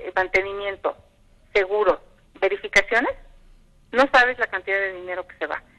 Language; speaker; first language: Spanish; native; Spanish